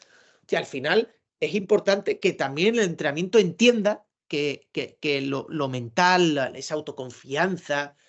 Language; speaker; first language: Spanish; native; Spanish